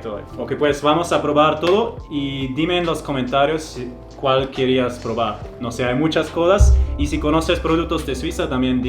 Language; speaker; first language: Spanish; non-native, fluent; German